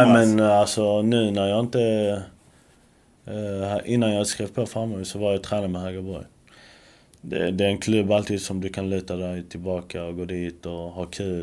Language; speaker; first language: Swedish; early bilingual, other home language; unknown